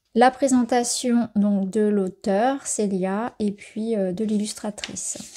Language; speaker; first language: French; native; French